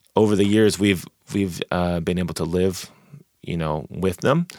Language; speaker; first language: English; native; English